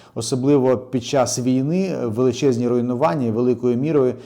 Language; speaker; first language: Ukrainian; native; Ukrainian